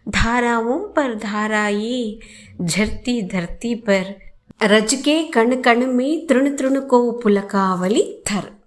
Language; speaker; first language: Hindi; non-native, local second language; Telugu